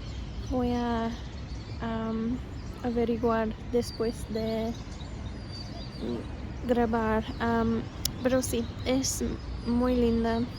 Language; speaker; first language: Spanish; non-native, fluent; English